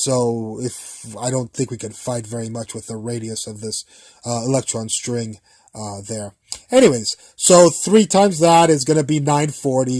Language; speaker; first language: English; native; English